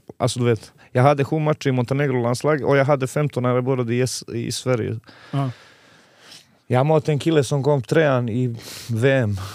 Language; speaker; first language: Swedish; non-native, fluent; Serbian